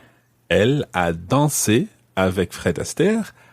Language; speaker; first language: French; non-native, fluent; English